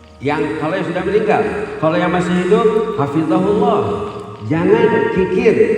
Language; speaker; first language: Indonesian; non-native, local second language; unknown